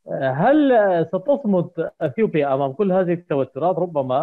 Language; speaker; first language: Arabic; native; Arabic